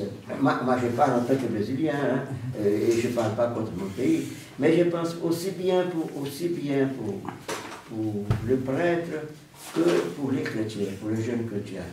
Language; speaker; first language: French; non-native, fluent; Portuguese